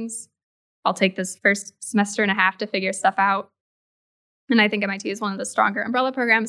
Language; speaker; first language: English; native; English